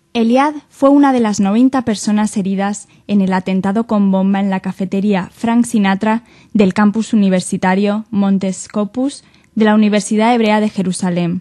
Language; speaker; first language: Spanish; native; Spanish